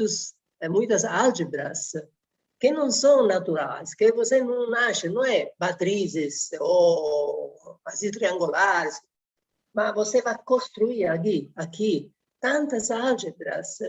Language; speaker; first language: Portuguese; non-native, fluent; Italian